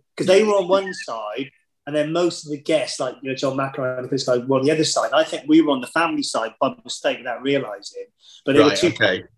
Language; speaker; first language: English; native; English